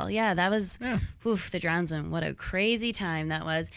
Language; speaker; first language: English; native; English